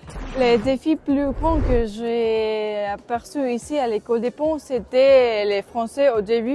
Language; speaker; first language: French; non-native, learner; Spanish